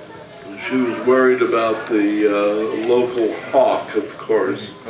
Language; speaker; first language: English; native; English